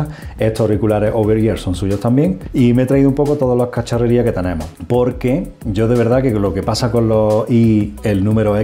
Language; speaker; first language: Spanish; native; Spanish